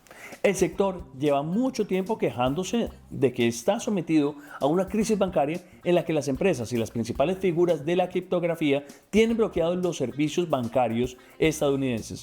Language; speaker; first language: Spanish; native; Spanish